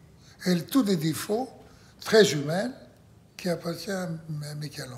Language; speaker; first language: French; non-native, learner; Russian